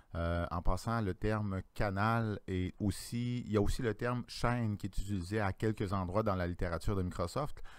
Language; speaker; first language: French; native; French